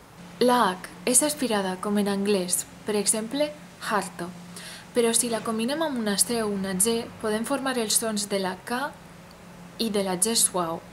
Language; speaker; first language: Catalan; non-native, fluent; Romanian